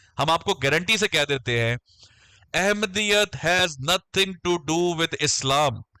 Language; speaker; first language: Urdu; native; Urdu